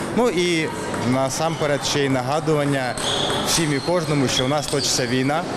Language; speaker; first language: Ukrainian; native; Ukrainian